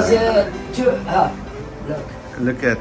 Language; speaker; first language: English; non-native, learner; Arabic